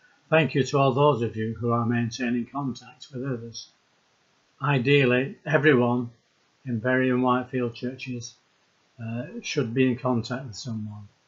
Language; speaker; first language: English; native; English